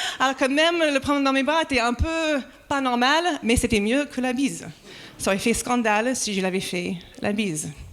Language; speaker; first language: French; non-native, fluent; English